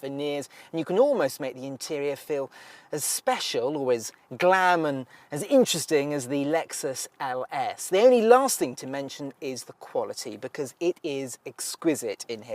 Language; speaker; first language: English; native; English